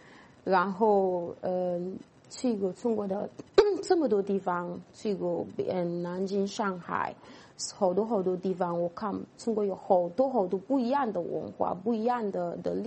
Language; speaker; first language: Chinese; non-native, fluent; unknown